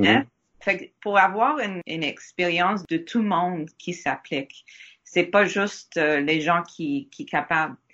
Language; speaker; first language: French; non-native, learner; English